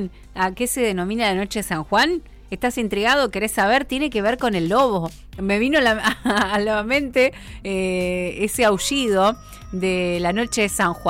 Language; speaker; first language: Spanish; native; Spanish